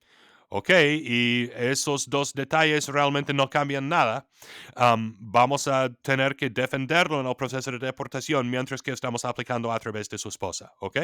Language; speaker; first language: Spanish; non-native, fluent; English